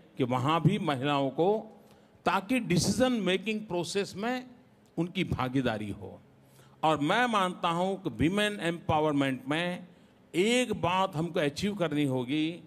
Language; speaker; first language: Hindi; non-native, local second language; Gujarati